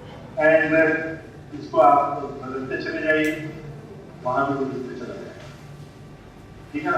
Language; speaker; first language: Hindi; native; Hindi